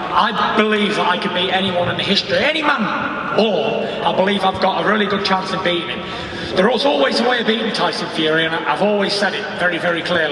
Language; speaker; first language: English; native; English